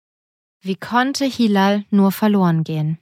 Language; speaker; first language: German; native; German